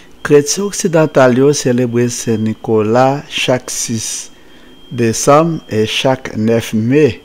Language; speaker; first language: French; non-native, local second language; Haitian Creole